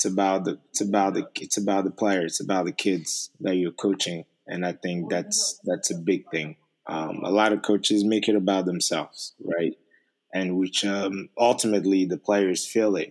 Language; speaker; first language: English; non-native, fluent; French